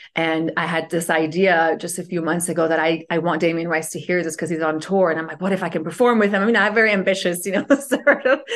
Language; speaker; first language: English; early bilingual, other home language; Persian